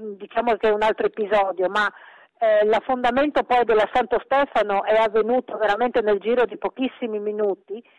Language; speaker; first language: Italian; native; Italian